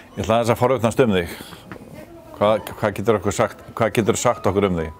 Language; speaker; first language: Icelandic; native; Icelandic